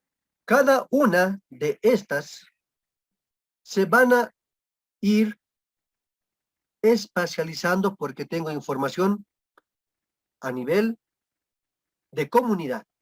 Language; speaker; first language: Spanish; native; Spanish